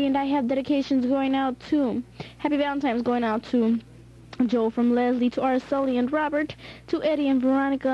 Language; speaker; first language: English; native; English